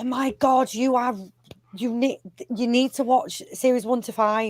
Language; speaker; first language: English; native; English